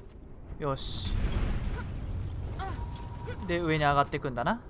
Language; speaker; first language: Japanese; native; Japanese